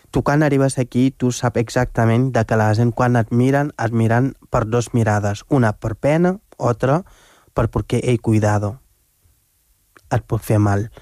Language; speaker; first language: Catalan; non-native, fluent; Wolof